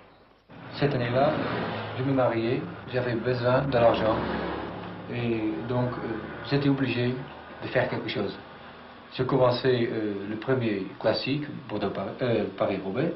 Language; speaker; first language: French; non-native, fluent; Dutch